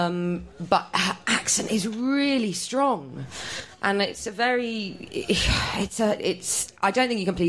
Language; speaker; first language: English; non-native, local second language; Polish